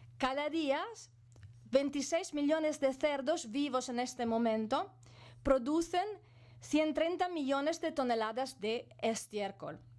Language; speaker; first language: Spanish; non-native, fluent; Italian